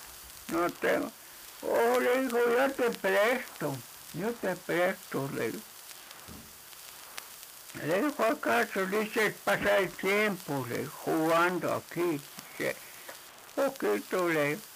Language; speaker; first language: Spanish; non-native, local second language; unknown